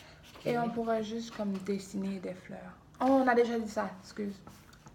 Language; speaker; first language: French; native; French